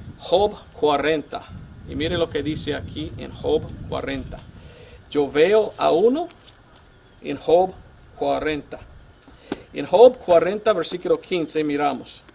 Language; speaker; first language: Spanish; non-native, fluent; English